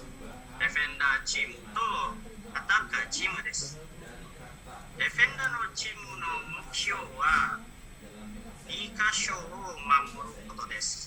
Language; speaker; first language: Japanese; non-native, learner; Indonesian